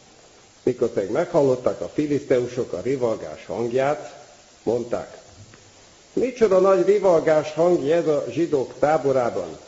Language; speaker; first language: Hungarian; native; Hungarian